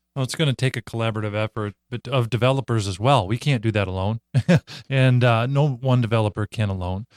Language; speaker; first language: English; native; English